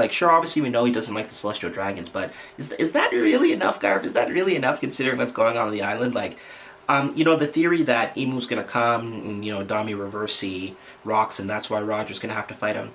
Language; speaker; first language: English; native; English